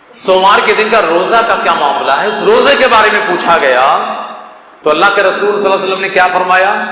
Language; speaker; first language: Urdu; native; Urdu